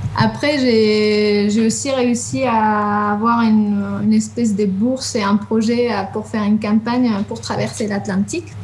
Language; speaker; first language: French; non-native, fluent; Spanish